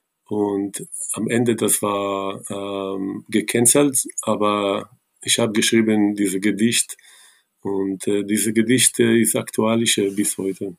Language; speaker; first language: German; non-native, learner; Hebrew